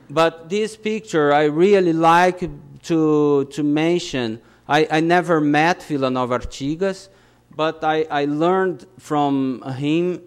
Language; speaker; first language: English; non-native, fluent; Portuguese